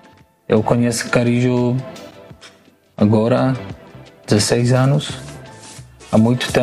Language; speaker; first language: Portuguese; non-native, learner; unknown